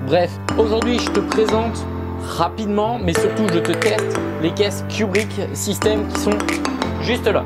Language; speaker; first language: French; native; French